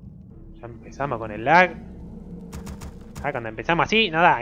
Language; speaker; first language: Spanish; native; Spanish